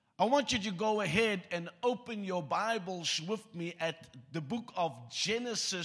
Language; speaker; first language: English; non-native, local second language; Afrikaans